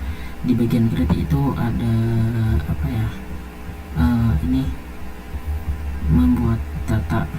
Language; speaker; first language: Indonesian; native; Indonesian